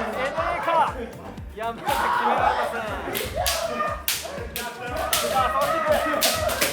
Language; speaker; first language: Japanese; native; Japanese